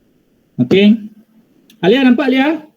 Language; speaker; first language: Malay; native; Malay